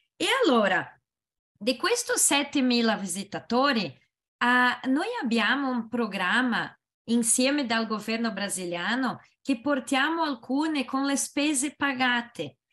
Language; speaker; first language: Italian; non-native, learner; Portuguese